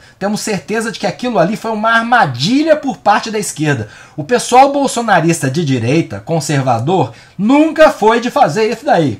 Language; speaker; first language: Portuguese; native; Portuguese